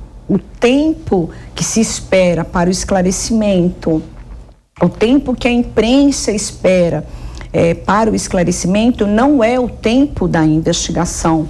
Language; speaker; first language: Portuguese; native; Portuguese